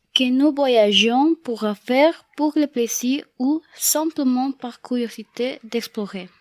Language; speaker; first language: French; non-native, learner; Spanish